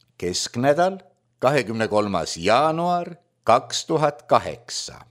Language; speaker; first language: Estonian; native; Estonian